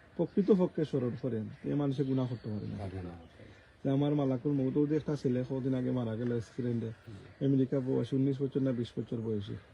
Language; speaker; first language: Bangla; native; Bangla